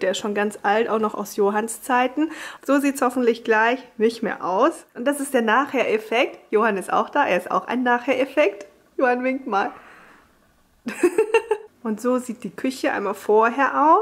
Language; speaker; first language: German; native; German